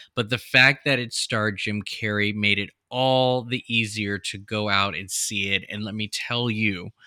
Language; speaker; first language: English; native; English